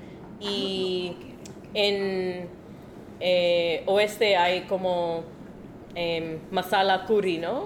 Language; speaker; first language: Spanish; non-native, learner; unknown